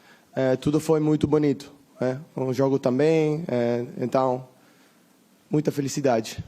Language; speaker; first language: Portuguese; non-native, fluent; Italian